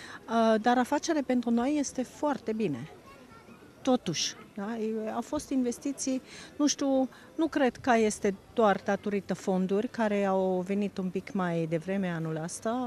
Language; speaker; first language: Romanian; non-native, fluent; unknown